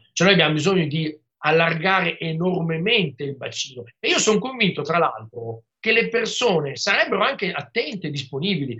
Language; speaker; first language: Italian; native; Italian